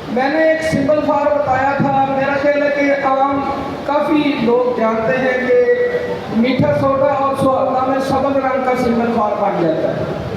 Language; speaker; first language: Urdu; non-native, local second language; Punjabi